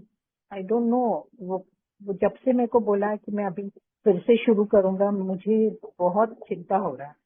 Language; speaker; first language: Hindi; non-native, local second language; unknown